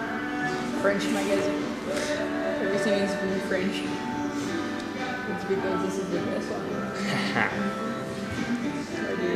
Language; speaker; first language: English; non-native, learner; French